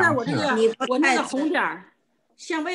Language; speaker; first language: Chinese; native; Chinese